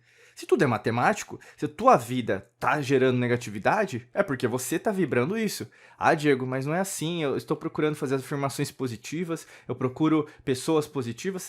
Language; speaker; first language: Portuguese; native; Portuguese